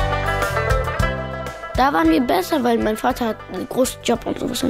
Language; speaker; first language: German; early bilingual, other home language; Pashto